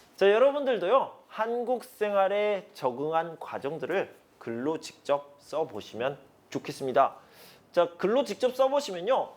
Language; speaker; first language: Korean; native; Korean